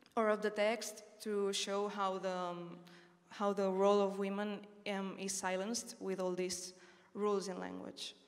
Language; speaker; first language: English; non-native, fluent; Spanish